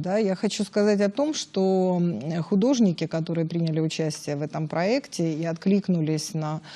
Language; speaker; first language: Russian; native; Russian